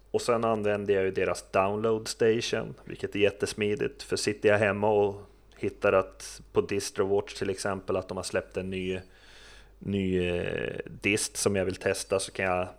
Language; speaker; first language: Swedish; native; Swedish